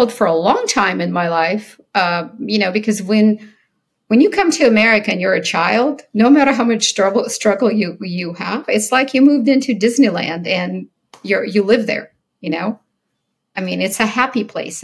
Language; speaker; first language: English; early bilingual, other home language; Ukrainian